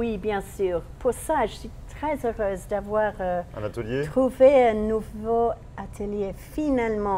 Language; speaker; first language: French; non-native, fluent; English